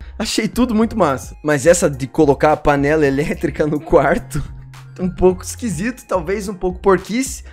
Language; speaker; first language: Portuguese; native; Portuguese